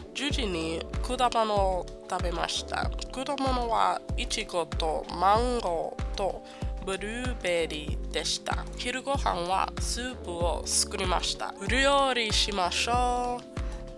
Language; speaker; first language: Japanese; non-native, learner; English